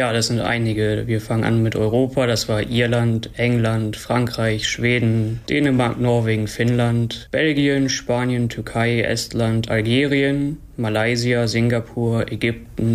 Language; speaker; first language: German; native; German